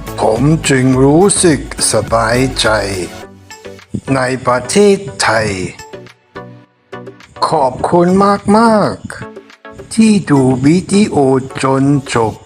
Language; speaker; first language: Thai; non-native, fluent; German